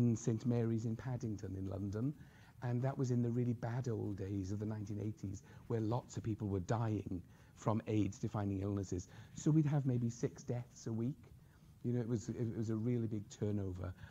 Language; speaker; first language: English; native; English